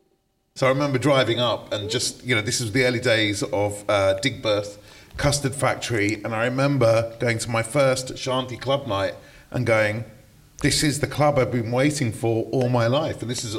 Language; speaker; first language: English; native; English